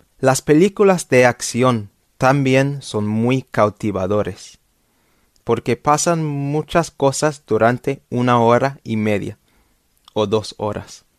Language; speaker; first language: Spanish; non-native, fluent; English